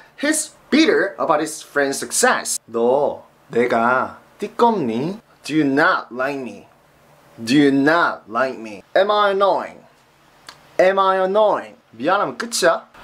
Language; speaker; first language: English; non-native, fluent; Korean